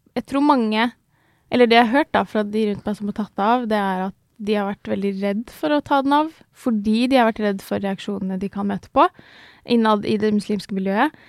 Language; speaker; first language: Norwegian; native; Norwegian